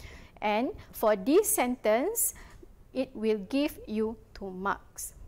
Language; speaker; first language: English; non-native, local second language; Malay